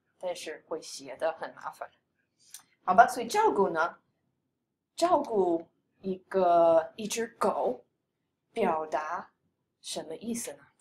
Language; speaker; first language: Chinese; non-native, fluent; English